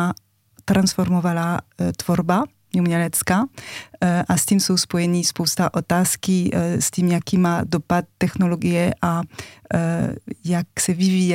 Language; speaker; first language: Czech; non-native, fluent; French